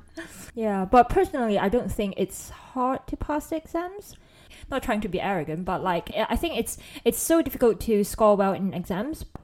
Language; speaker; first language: English; non-native, local second language; Chinese